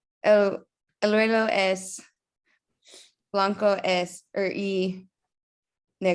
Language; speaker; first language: Spanish; non-native, learner; English